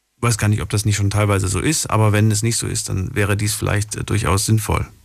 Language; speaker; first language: German; native; German